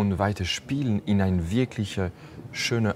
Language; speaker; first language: German; non-native, fluent; French